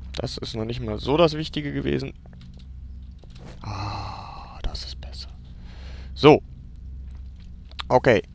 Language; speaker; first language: German; native; German